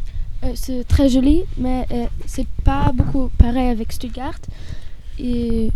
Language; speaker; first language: French; non-native, learner; German